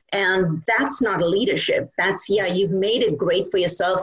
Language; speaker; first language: English; non-native, local second language; Bangla